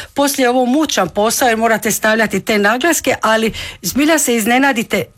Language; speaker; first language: Croatian; native; Croatian